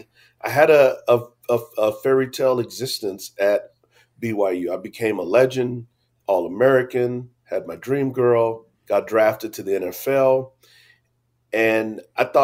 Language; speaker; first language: English; native; English